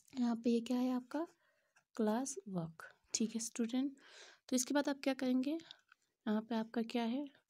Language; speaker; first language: Hindi; non-native, local second language; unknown